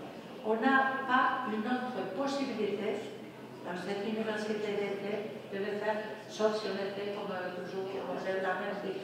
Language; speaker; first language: French; non-native, fluent; Spanish